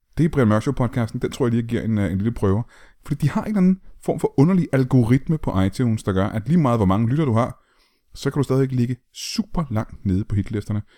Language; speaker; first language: Danish; native; Danish